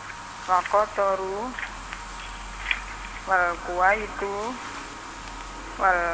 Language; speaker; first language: Arabic; non-native, learner; Indonesian